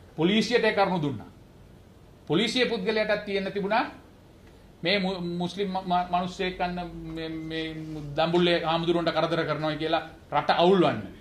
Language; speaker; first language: Sinhala; non-native, local second language; Tamil